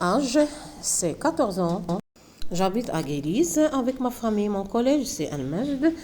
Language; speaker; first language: French; non-native, local second language; Arabic